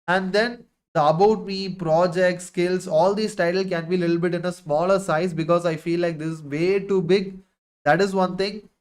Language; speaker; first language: English; non-native, local second language; Tamil